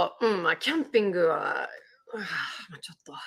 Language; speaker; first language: Japanese; early bilingual, heritage; Japanese